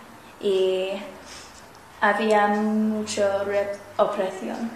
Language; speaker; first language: Spanish; non-native, learner; English